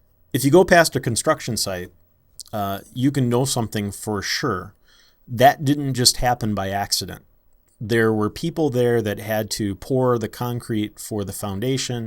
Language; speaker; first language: English; native; English